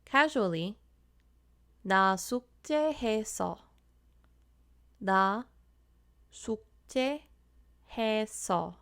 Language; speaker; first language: Korean; non-native, fluent; English